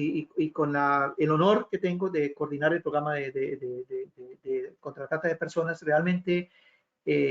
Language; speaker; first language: Spanish; native; Spanish